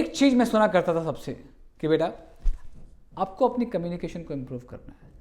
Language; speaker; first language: Hindi; native; Hindi